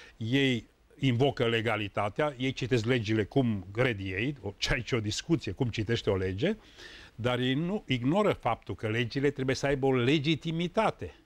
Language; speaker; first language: Romanian; native; Romanian